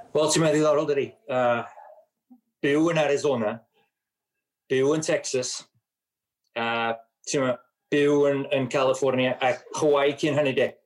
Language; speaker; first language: Welsh; native; Welsh